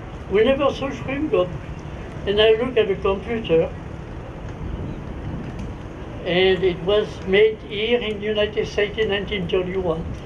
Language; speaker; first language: English; non-native, fluent; French